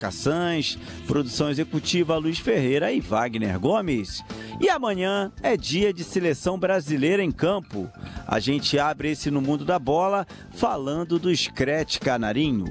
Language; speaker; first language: Portuguese; native; Portuguese